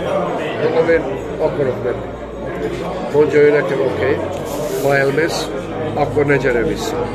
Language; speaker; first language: Hungarian; non-native, local second language; Serbian